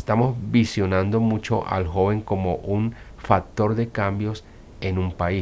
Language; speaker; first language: Spanish; native; Spanish